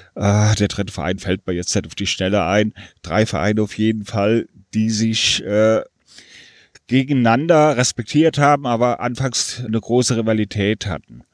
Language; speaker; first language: German; native; German